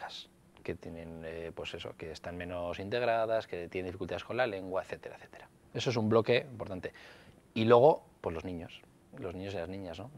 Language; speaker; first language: Spanish; native; Spanish